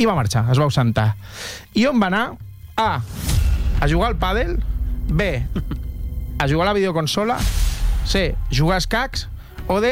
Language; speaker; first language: Catalan; native; Catalan